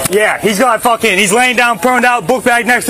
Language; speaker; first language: English; native; English